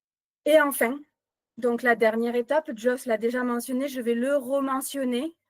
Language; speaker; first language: French; native; French